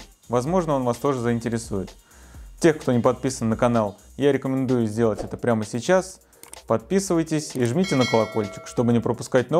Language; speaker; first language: Russian; native; Russian